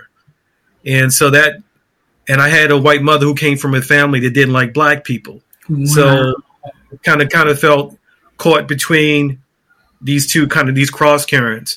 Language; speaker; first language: English; native; English